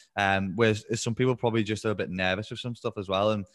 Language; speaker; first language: English; native; English